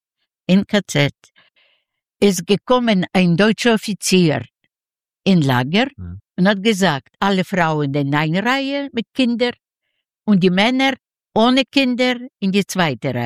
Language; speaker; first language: German; non-native, learner; Yiddish